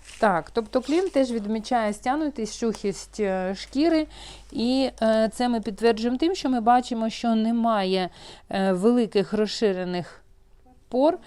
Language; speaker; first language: Ukrainian; non-native, local second language; Russian